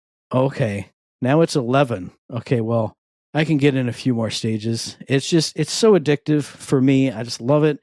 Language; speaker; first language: English; native; English